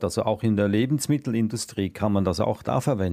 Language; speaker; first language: German; native; German